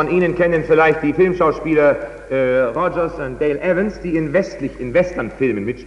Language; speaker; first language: German; native; German